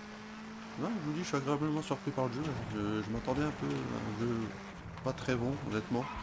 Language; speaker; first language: French; native; French